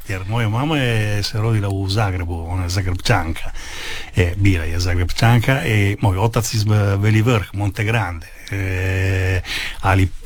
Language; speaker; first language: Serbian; early bilingual, heritage; Italian